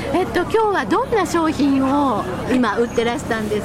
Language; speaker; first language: Japanese; native; Japanese